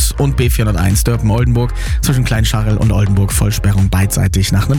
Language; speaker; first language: German; native; German